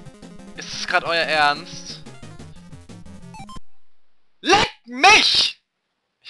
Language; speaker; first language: German; native; German